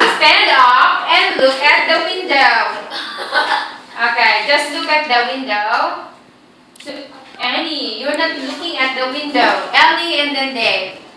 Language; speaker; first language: English; non-native, fluent; Korean